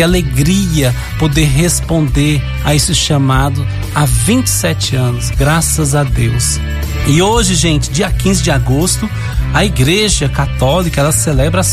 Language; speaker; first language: Portuguese; native; Portuguese